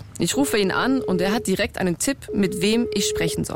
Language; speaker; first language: German; native; German